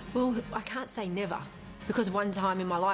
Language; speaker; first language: English; native; English